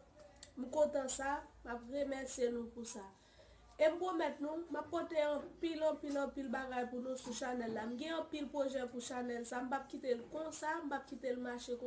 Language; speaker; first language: French; non-native, learner; Haitian Creole